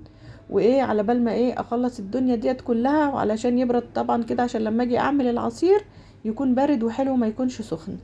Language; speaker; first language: Arabic; native; Arabic